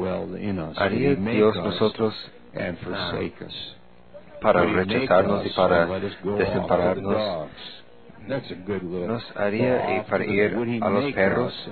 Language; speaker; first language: Spanish; non-native, learner; English